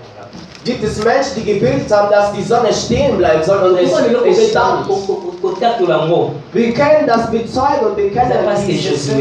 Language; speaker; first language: German; non-native, learner; French